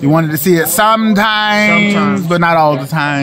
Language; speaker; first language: English; native; English